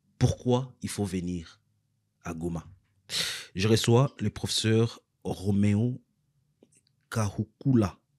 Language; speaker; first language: French; non-native, local second language; Swahili